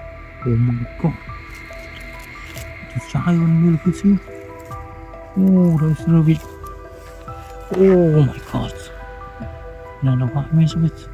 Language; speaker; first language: English; non-native, learner; Khmer